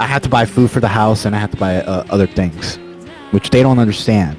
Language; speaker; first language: English; native; English